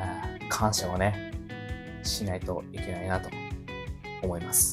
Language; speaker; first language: Japanese; native; Japanese